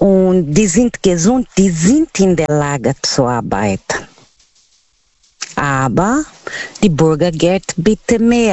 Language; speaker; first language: German; non-native, learner; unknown